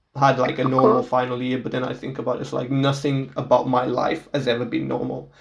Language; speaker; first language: English; non-native, fluent; Portuguese